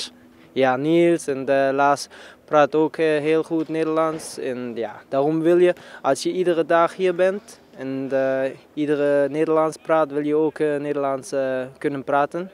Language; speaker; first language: Dutch; non-native, learner; German